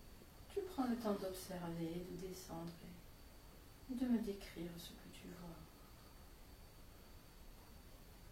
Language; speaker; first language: French; native; French